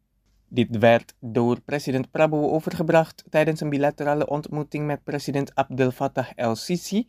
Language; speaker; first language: Dutch; non-native, fluent; Indonesian